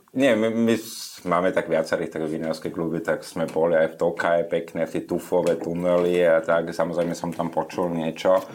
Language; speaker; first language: Slovak; non-native, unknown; German